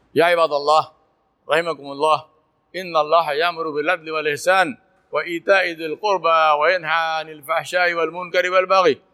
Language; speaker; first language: Arabic; non-native, fluent; Urdu